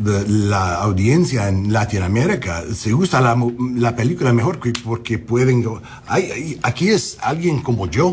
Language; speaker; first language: Spanish; non-native, learner; English